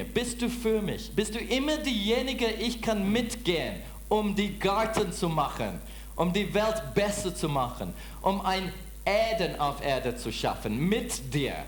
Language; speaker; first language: German; non-native, fluent; English